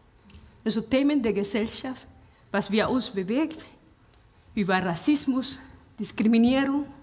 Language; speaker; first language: German; non-native, fluent; Spanish